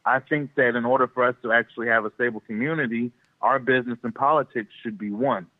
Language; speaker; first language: English; native; English